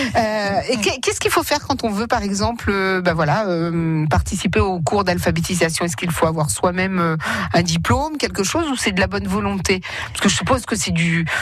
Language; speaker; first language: French; native; French